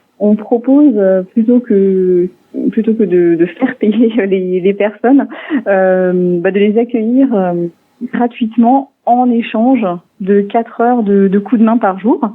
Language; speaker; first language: French; non-native, local second language; Swiss German